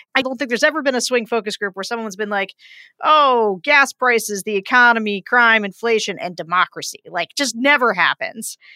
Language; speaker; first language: English; native; English